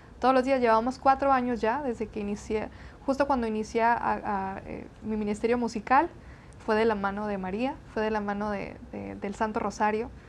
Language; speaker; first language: Spanish; native; Spanish